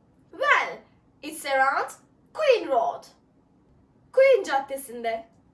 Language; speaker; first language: English; non-native, fluent; Turkish